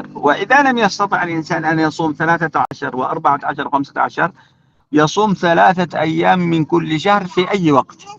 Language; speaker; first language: Arabic; native; Arabic